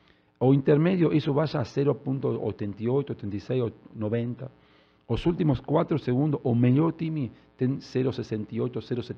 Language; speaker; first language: Portuguese; non-native, learner; Spanish